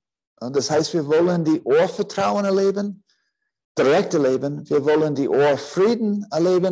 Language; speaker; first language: German; non-native, fluent; English